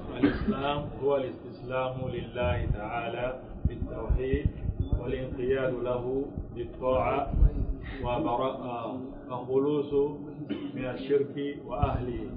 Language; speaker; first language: Arabic; non-native, learner; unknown